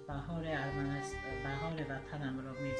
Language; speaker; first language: Persian; non-native, local second language; Armenian